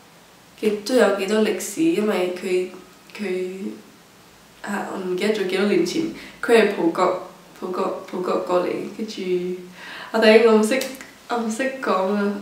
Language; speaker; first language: Cantonese; non-native, local second language; English